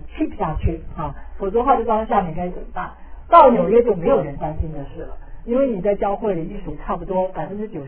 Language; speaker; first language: Chinese; native; Chinese